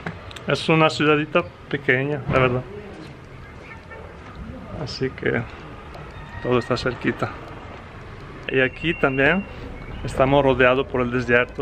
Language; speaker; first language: Spanish; non-native, fluent; Italian